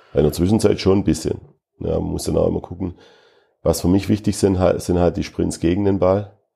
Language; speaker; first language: German; native; German